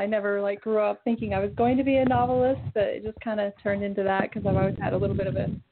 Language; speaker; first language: English; native; English